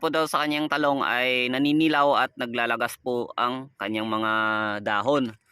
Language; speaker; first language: Filipino; non-native, local second language; Kinaray-a